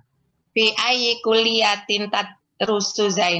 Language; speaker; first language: Arabic; non-native, learner; Indonesian